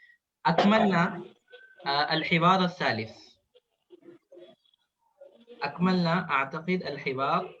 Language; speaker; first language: Arabic; non-native, fluent; Urdu